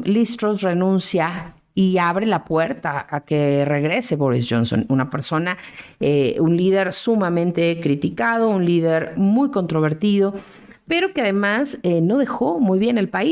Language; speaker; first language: Spanish; native; Spanish